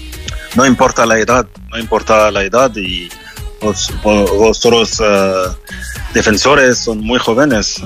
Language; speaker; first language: Spanish; non-native, fluent; French